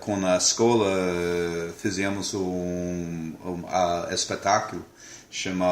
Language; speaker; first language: Portuguese; non-native, fluent; English